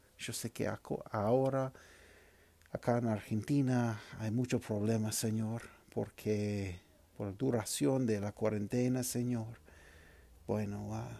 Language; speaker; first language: Spanish; non-native, fluent; English